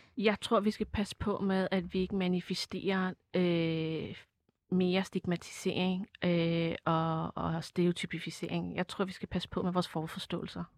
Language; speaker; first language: Danish; early bilingual, other home language; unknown